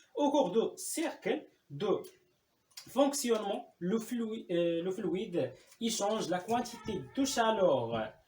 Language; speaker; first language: French; non-native, local second language; Arabic